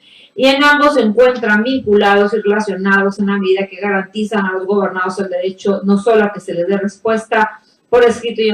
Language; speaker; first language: Spanish; native; Spanish